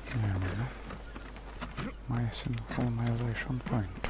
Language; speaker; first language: English; non-native, learner; Lithuanian